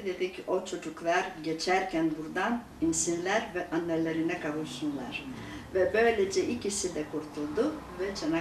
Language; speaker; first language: Turkish; non-native, local second language; Greek